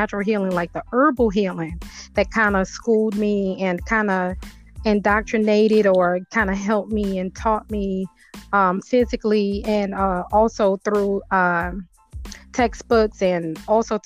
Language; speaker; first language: English; native; English